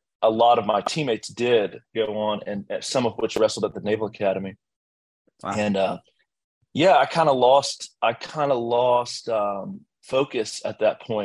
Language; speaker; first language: English; native; English